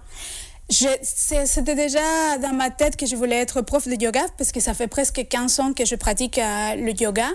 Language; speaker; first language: French; non-native, fluent; Spanish